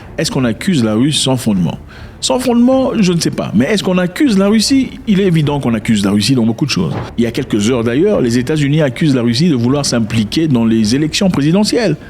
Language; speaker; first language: French; non-native, local second language; Lingala